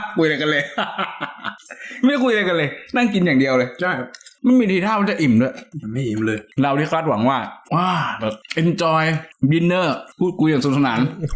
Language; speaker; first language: Thai; native; Thai